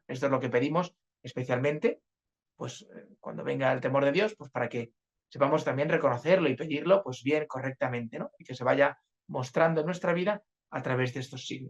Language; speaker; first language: Spanish; native; Spanish